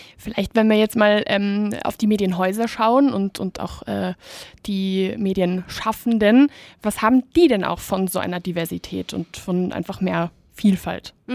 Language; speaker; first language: German; native; German